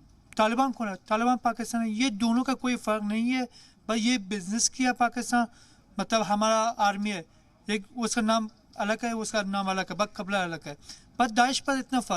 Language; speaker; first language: Hindi; non-native, learner; Persian